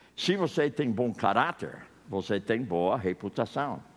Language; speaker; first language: Portuguese; non-native, fluent; English